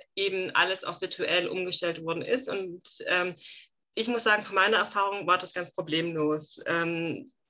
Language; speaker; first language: German; native; German